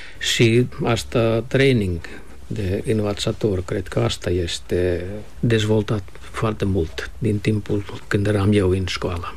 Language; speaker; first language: Romanian; non-native, fluent; Finnish